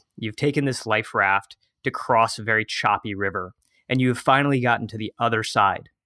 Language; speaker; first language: English; native; English